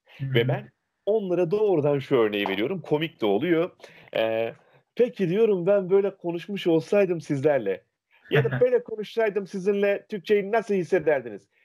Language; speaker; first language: Turkish; native; Turkish